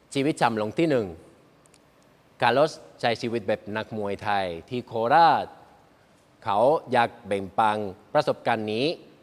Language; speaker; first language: Thai; non-native, learner; Spanish